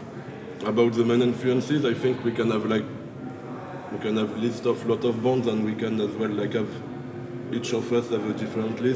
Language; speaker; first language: English; non-native, fluent; French